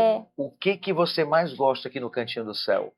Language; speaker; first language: Portuguese; native; Portuguese